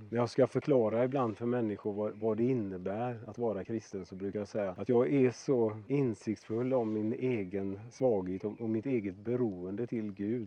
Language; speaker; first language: Swedish; native; Swedish